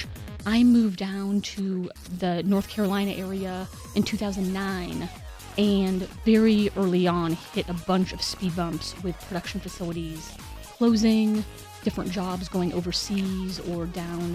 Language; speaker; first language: English; native; English